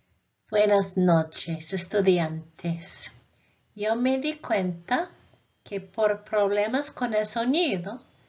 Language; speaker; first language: Spanish; non-native, fluent; English